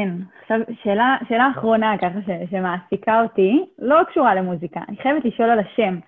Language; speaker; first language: Hebrew; native; Hebrew